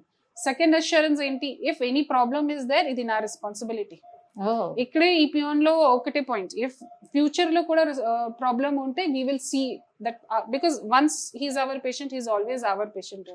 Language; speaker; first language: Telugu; non-native, fluent; Hindi